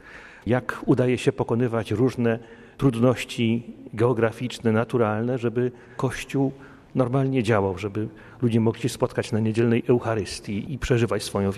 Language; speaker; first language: Polish; native; Polish